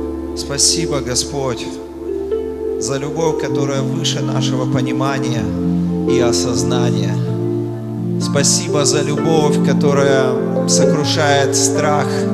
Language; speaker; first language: Russian; native; Russian